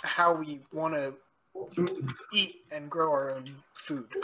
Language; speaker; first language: English; native; English